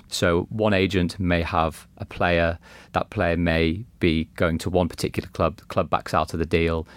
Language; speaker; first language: English; native; English